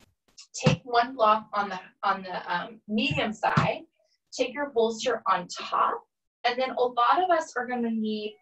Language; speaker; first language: English; native; English